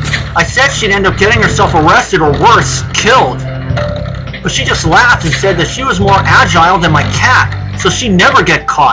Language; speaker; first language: English; native; English